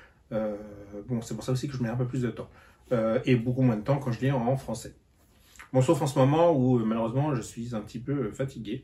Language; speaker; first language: French; native; French